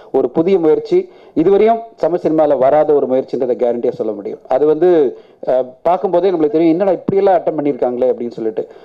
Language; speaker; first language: Tamil; native; Tamil